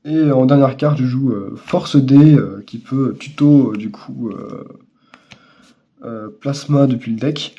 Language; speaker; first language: French; native; French